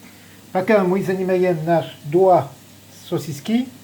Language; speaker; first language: Russian; non-native, learner; French